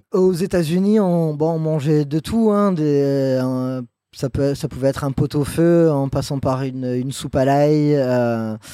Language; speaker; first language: French; non-native, fluent; English